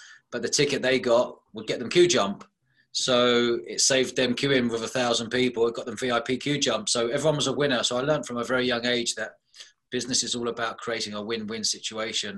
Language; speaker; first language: English; native; English